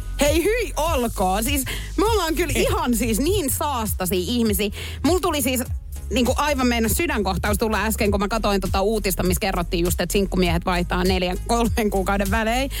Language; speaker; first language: Finnish; native; Finnish